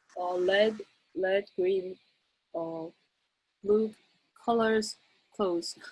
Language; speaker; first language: English; non-native, learner; Korean